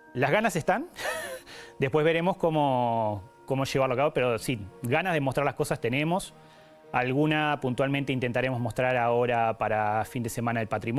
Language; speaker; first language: Spanish; native; Spanish